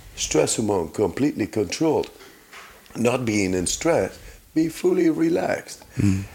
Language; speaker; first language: English; non-native, fluent; Dutch